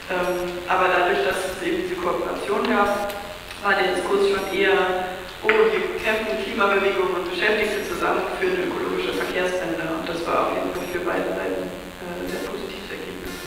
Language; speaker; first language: German; native; German